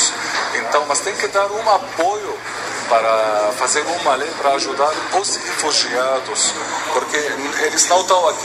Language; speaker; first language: Portuguese; non-native, fluent; Arabic